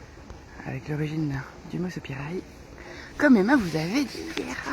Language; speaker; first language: French; native; French